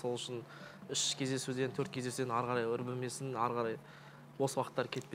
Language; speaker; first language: Kazakh; native; Kazakh